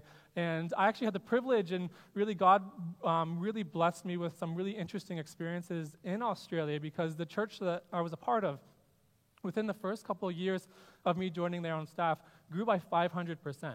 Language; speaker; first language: English; native; English